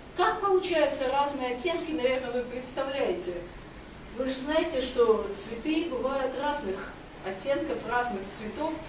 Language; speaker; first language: Russian; non-native, local second language; Georgian